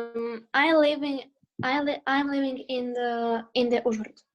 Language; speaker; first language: English; non-native, learner; Ukrainian